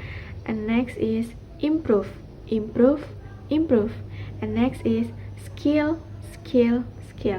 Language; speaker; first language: English; non-native, learner; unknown